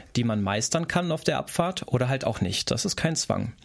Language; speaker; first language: German; native; German